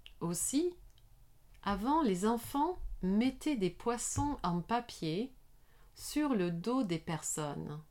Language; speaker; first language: French; non-native, learner; English